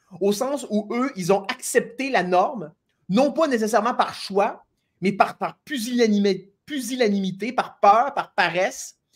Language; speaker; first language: French; native; French